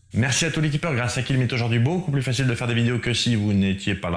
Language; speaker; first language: French; native; French